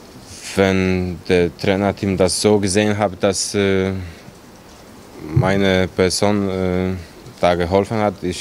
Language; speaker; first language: German; non-native, fluent; Polish